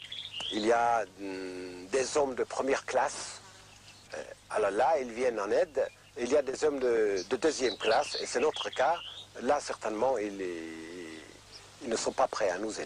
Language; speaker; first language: French; non-native, fluent; Kurdish